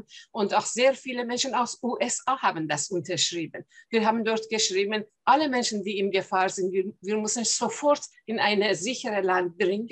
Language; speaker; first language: German; non-native, fluent; Persian